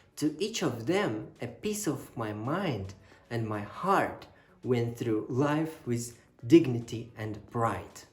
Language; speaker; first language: English; non-native, fluent; Kazakh